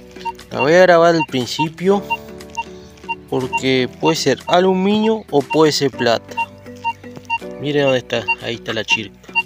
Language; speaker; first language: Spanish; native; Spanish